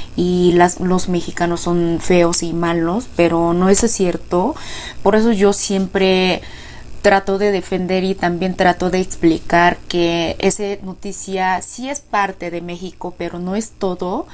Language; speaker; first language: Spanish; non-native, fluent; Korean